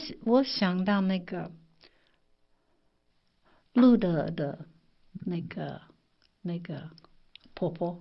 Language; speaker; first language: Chinese; non-native, fluent; English